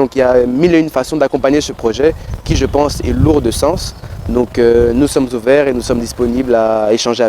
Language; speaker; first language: French; non-native, local second language; Lingala